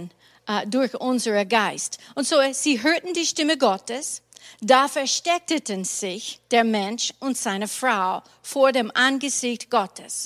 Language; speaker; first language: German; non-native, fluent; English